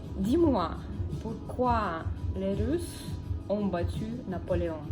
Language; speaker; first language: French; non-native, learner; Russian